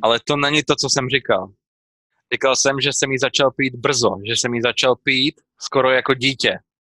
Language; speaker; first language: Czech; native; Czech